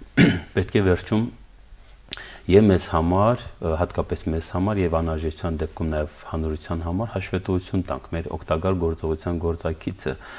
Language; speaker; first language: Armenian; native; Armenian